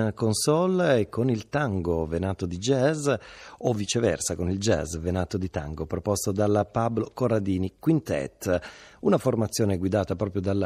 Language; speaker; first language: Italian; native; Italian